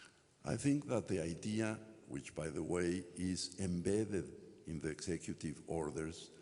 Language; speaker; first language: English; non-native, fluent; Spanish